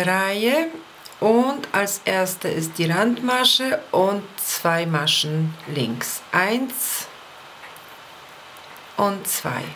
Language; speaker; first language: German; non-native, fluent; Polish